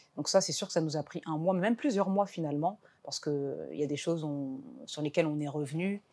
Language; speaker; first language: French; native; French